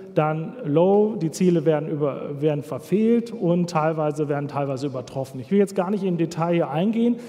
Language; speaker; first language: German; native; German